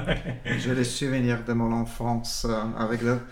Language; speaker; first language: French; non-native, learner; English